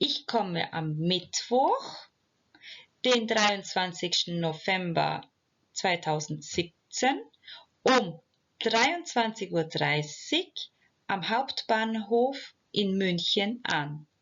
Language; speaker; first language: German; non-native, fluent; Turkish